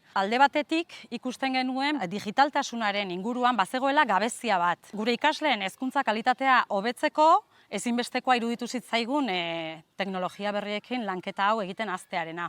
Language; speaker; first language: Basque; native; Basque